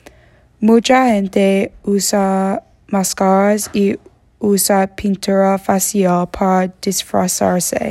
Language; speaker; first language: Spanish; non-native, learner; English